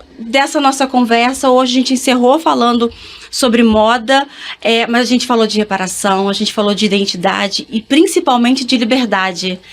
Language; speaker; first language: Portuguese; native; Portuguese